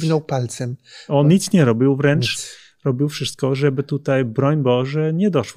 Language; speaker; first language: Polish; non-native, fluent; Dutch